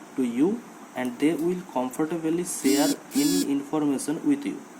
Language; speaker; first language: English; non-native, local second language; Bangla